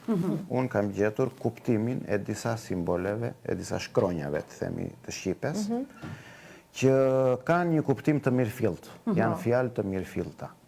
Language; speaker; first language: Albanian; native; Albanian